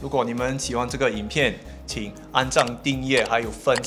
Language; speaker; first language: Chinese; non-native, local second language; English